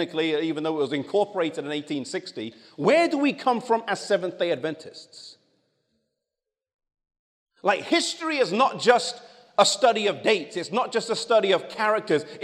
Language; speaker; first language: English; native; English